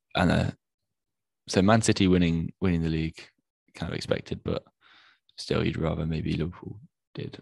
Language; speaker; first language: English; native; English